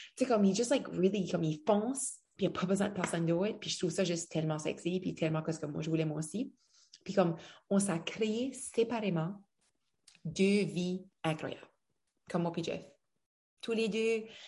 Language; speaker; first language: French; native; French